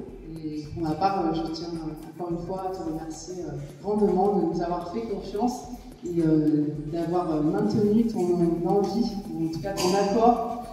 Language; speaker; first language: French; native; French